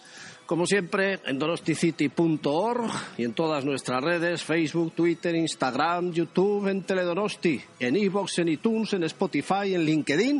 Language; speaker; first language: Spanish; native; Spanish